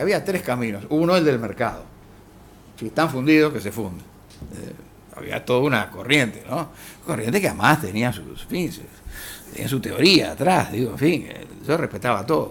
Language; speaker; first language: Spanish; native; Spanish